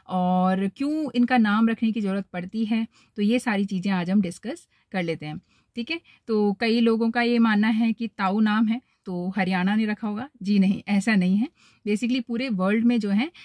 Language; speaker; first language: Hindi; native; Hindi